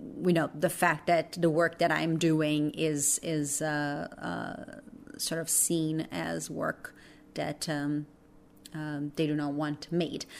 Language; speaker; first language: English; non-native, fluent; Portuguese